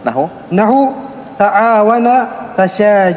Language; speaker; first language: Arabic; non-native, learner; Indonesian